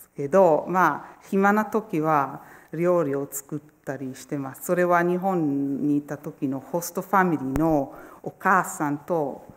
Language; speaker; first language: Japanese; non-native, fluent; Italian